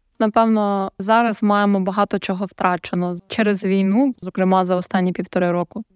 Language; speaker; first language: Ukrainian; native; Ukrainian